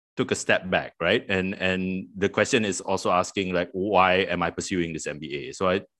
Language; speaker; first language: English; non-native, local second language; Malay